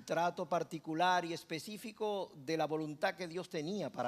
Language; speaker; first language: Spanish; native; Spanish